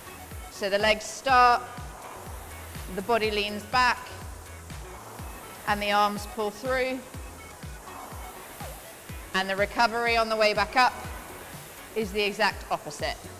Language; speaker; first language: English; native; English